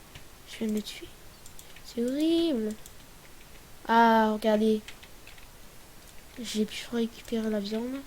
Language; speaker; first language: French; native; French